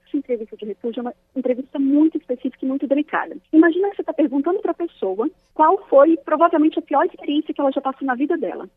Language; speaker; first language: Portuguese; native; Portuguese